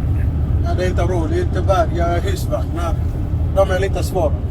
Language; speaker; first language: Swedish; non-native, fluent; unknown